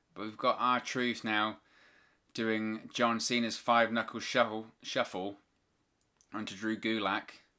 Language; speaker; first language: English; native; English